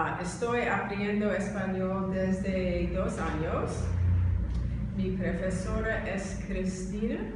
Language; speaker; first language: Spanish; non-native, learner; English